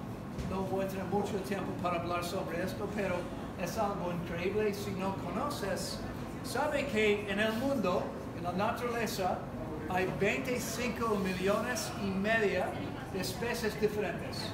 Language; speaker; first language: Spanish; non-native, learner; English